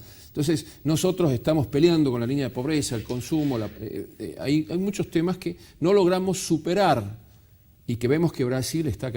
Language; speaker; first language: Spanish; native; Spanish